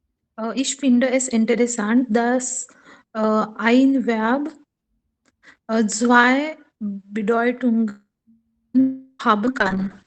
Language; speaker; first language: German; non-native, learner; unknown